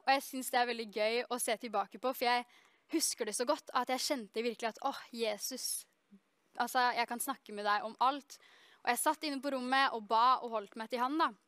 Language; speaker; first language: Norwegian; native; Norwegian